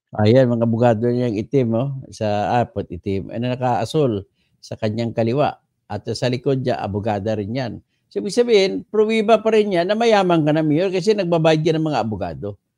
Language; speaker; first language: Filipino; native; Filipino